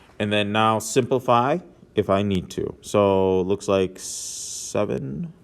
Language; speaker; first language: English; native; English